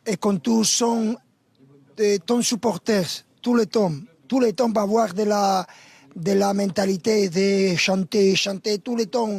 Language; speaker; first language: French; non-native, fluent; Spanish